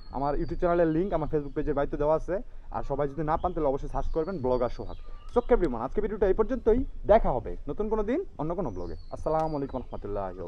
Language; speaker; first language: Bangla; native; Bangla